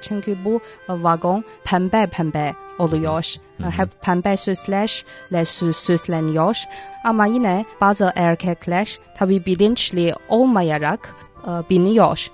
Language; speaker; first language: Turkish; non-native, fluent; Chinese